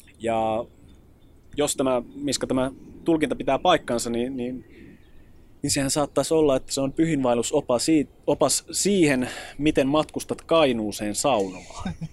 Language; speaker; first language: Finnish; early bilingual, other home language; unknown